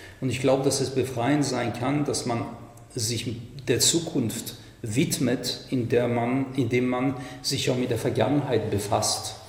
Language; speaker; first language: German; non-native, fluent; French